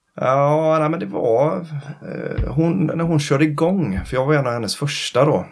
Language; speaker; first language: Swedish; native; Swedish